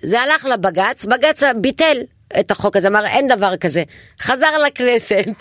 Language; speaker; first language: Hebrew; non-native, local second language; Arabic